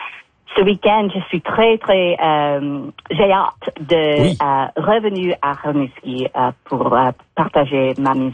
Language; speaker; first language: French; non-native, fluent; English